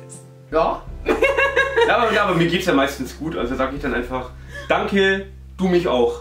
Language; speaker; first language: German; native; German